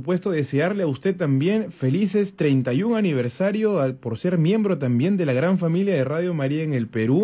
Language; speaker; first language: Spanish; native; Spanish